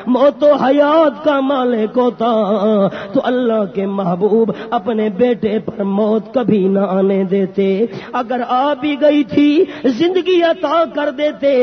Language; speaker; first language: Urdu; non-native, local second language; Pashto